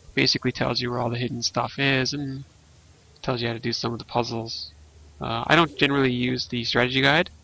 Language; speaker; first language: English; native; English